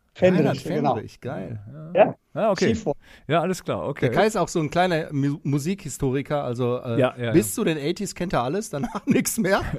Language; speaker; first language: German; native; German